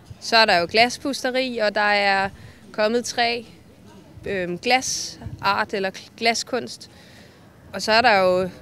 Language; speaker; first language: Danish; native; Danish